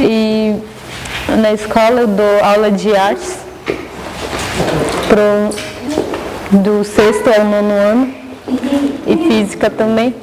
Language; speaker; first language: Portuguese; non-native, local second language; Guarani